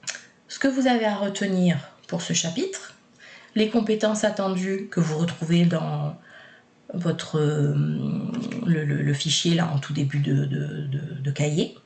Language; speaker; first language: French; native; French